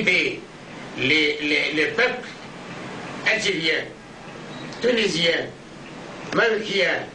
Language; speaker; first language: French; non-native, learner; Arabic